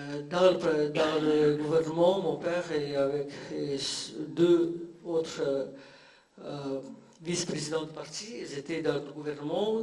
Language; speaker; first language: French; non-native, fluent; Indonesian